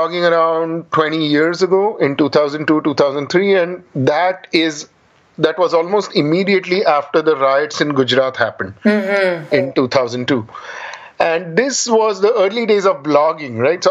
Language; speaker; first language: English; non-native, local second language; Marathi